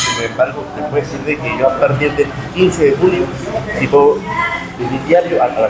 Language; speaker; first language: Spanish; native; Spanish